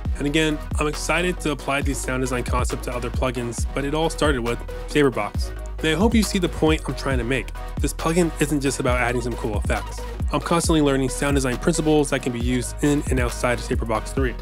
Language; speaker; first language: English; native; English